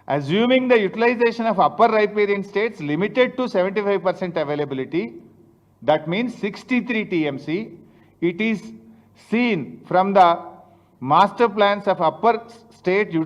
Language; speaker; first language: English; non-native, local second language; Telugu